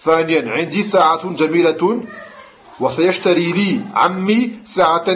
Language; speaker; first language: Arabic; non-native, fluent; French